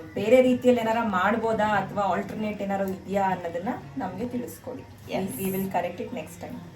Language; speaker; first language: Kannada; non-native, local second language; Telugu